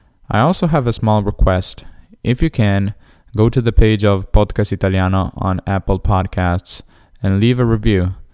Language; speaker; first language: English; non-native, fluent; Italian